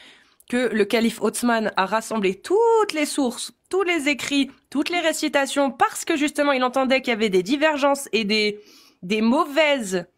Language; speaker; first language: French; native; French